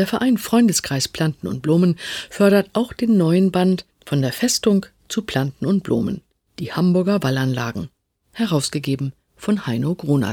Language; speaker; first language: German; native; German